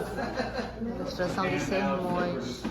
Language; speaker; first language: Portuguese; native; Portuguese